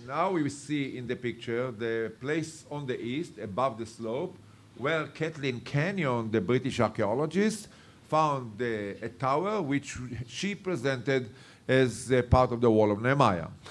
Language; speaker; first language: English; non-native, fluent; Hebrew